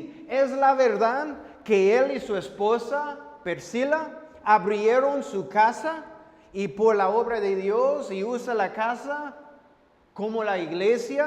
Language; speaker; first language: Spanish; non-native, fluent; English